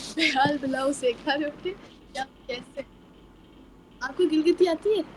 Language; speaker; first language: Urdu; native; Urdu